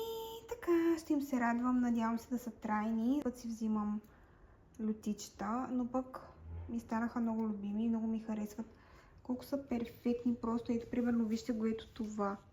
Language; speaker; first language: Bulgarian; native; Bulgarian